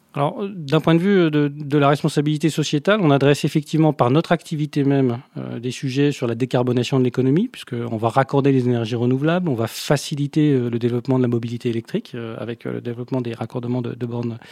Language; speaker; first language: French; native; French